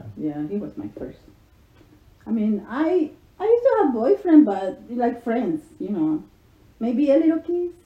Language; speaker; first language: English; non-native, learner; Spanish